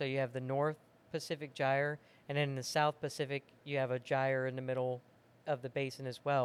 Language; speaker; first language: English; native; English